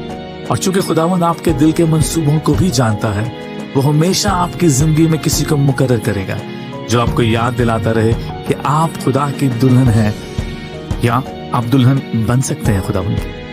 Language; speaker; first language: Urdu; native; Urdu